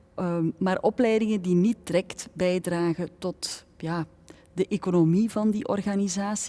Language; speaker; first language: Dutch; native; Dutch